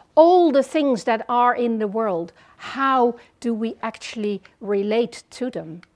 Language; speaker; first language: English; non-native, fluent; Dutch